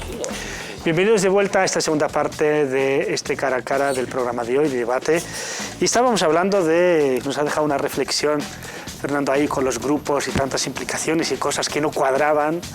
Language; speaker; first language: Spanish; native; Spanish